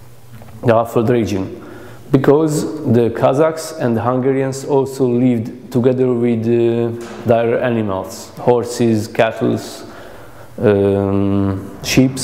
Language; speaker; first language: English; non-native, learner; Hungarian